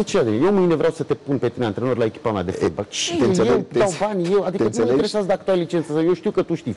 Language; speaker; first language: Romanian; native; Romanian